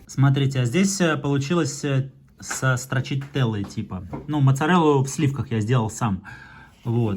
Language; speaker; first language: Russian; native; Russian